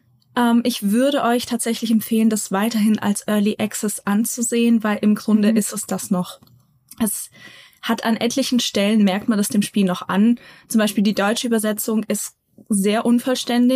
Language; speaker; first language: German; native; German